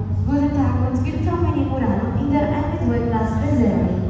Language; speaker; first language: German; non-native, learner; Italian